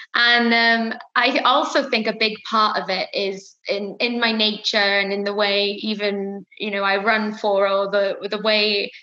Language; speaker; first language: English; native; English